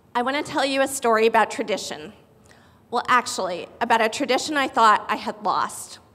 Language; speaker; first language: English; native; English